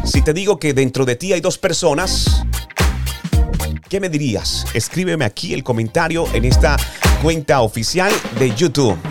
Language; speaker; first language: Spanish; native; Spanish